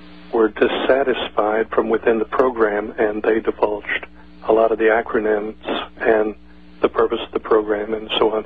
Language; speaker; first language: English; native; English